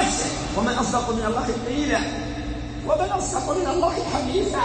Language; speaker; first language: Arabic; native; Arabic